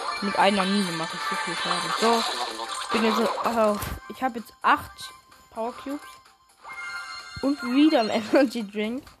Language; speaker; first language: German; native; German